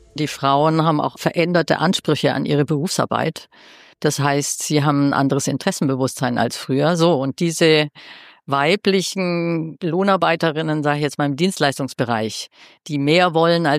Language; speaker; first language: German; native; German